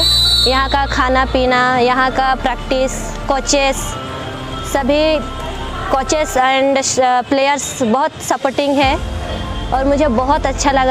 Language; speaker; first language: Hindi; non-native, local second language; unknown